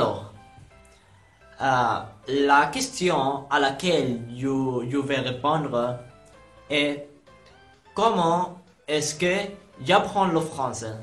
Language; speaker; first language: French; non-native, learner; Arabic